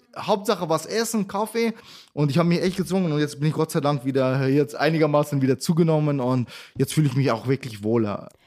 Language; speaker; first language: German; early bilingual, other home language; Arabic